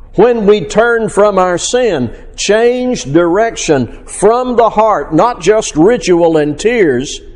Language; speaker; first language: English; native; English